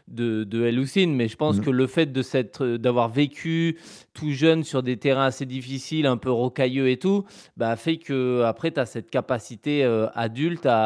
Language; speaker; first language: French; native; French